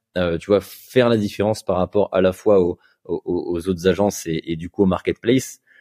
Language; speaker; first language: French; native; French